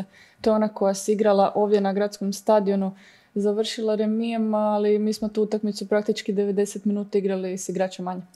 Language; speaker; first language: Serbian; native; Serbian